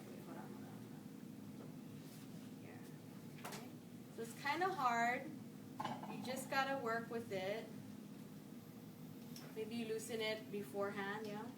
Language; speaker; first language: English; native; English